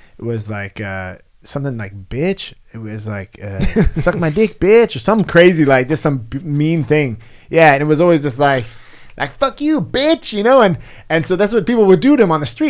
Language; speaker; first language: English; native; English